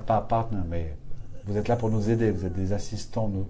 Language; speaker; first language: French; native; French